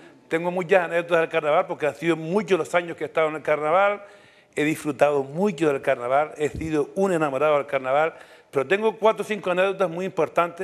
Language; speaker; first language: Spanish; native; Spanish